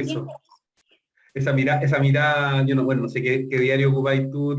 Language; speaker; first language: Spanish; native; Spanish